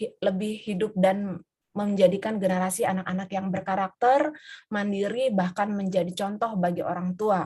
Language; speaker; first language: Indonesian; native; Indonesian